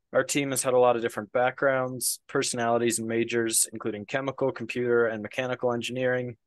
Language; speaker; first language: English; native; English